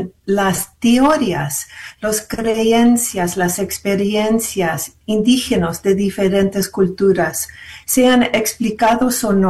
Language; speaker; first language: Spanish; early bilingual, heritage; Spanish